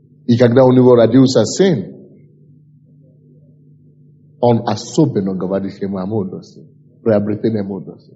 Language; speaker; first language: Russian; non-native, fluent; Yoruba